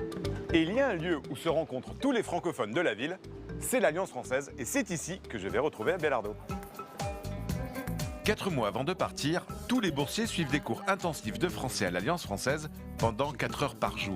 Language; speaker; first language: French; native; French